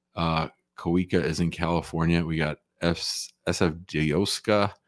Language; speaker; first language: English; native; English